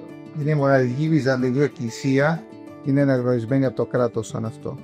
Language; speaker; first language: Greek; early bilingual, heritage; Greek